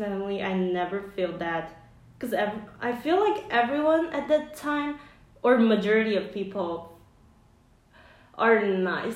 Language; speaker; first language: English; non-native, fluent; Chinese